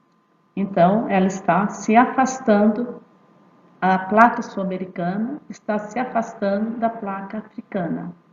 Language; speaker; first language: Portuguese; native; Portuguese